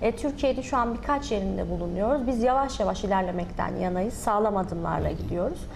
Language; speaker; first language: Turkish; native; Turkish